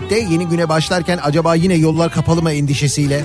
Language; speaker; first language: Turkish; native; Turkish